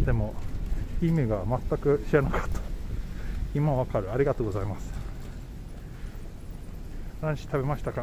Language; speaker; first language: Japanese; non-native, fluent; Swedish